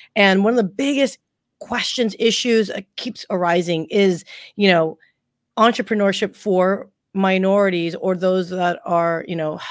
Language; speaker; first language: English; early bilingual, other home language; Thai